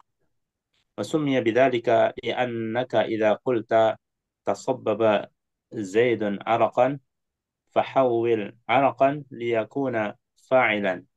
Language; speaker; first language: Arabic; non-native, fluent; Indonesian